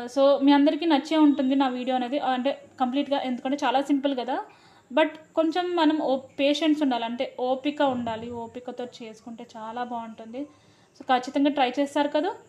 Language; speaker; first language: Telugu; non-native, local second language; Lambadi